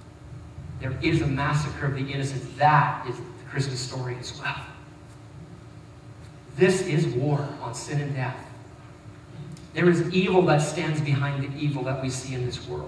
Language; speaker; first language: English; native; English